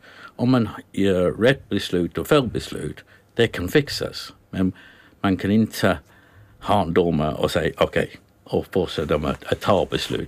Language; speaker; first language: Swedish; non-native, learner; English